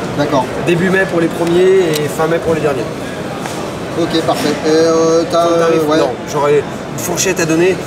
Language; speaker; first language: French; native; French